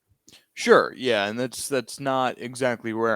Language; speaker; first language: English; native; English